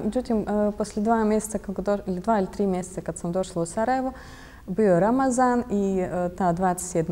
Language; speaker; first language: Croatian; non-native, fluent; Russian